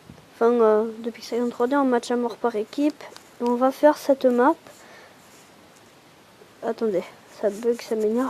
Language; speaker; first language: French; native; French